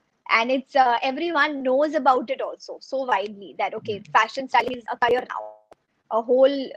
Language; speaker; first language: English; non-native, local second language; Hindi